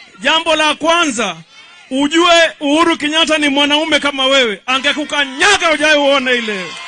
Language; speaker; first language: Swahili; native; Swahili